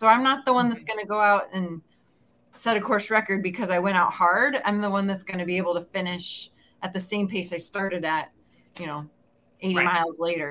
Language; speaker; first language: English; native; English